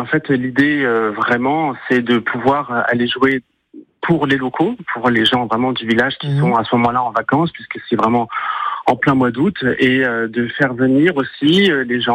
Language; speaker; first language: French; native; French